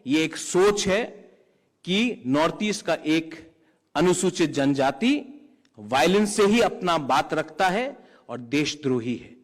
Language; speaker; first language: Hindi; non-native, local second language; Kok Borok